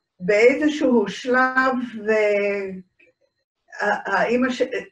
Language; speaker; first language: Hebrew; early bilingual, other home language; Dutch